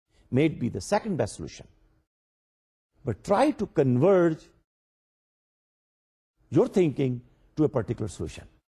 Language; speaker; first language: English; non-native, local second language; Urdu